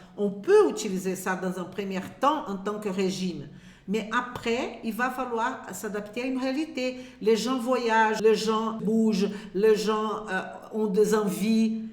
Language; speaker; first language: French; non-native, fluent; Portuguese